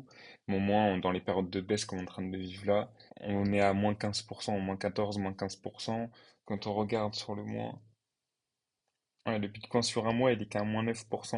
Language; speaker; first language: French; native; French